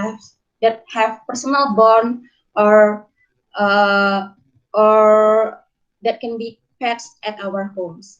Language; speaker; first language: English; non-native, learner; Indonesian